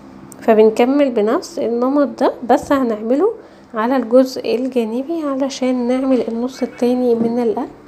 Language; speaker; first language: Arabic; native; Arabic